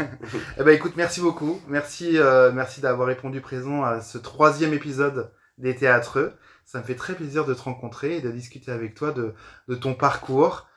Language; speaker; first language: French; native; French